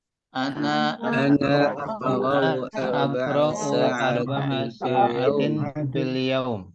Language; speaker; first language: Arabic; non-native, learner; Indonesian